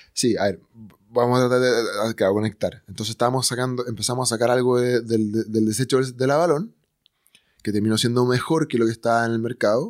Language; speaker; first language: Spanish; native; Spanish